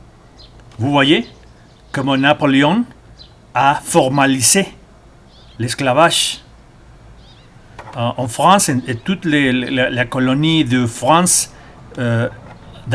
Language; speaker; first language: French; non-native, learner; Spanish